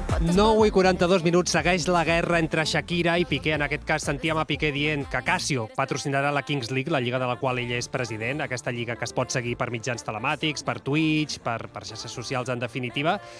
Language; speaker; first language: Catalan; native; Catalan